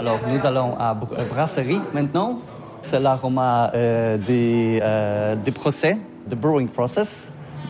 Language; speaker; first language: French; non-native, learner; Polish